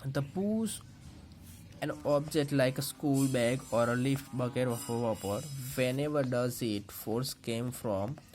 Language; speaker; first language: English; non-native, local second language; Gujarati